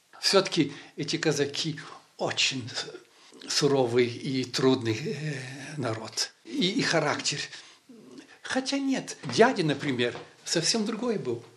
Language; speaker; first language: Russian; early bilingual, heritage; Russian